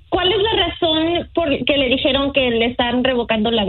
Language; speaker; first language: Spanish; early bilingual, other home language; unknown